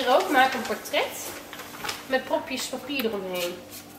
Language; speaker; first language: Dutch; native; Dutch